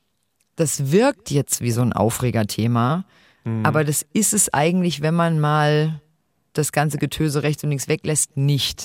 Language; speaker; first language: German; native; German